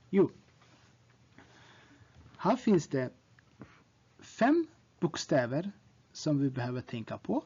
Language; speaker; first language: Swedish; non-native, fluent; Tigrinya